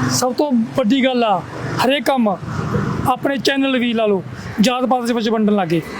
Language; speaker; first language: Punjabi; native; Punjabi